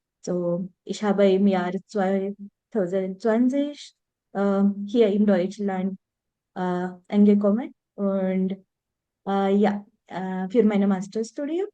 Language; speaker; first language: German; non-native, learner; Marathi